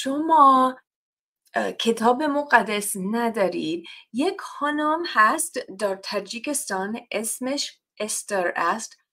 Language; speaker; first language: Persian; non-native, fluent; English